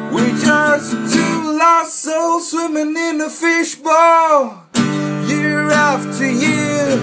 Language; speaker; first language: English; non-native, fluent; Indonesian